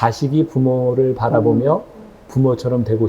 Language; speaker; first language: Korean; native; Korean